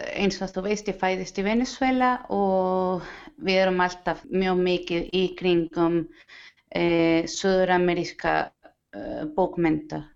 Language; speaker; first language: Icelandic; non-native, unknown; Spanish